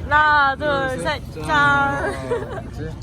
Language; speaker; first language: Korean; non-native, learner; Vietnamese